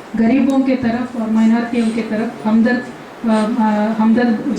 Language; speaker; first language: Hindi; non-native, local second language; Telugu